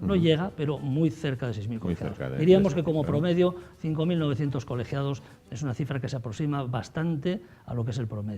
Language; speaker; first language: Spanish; native; Spanish